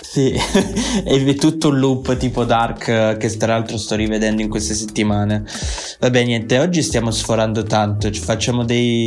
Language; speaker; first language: Italian; native; Italian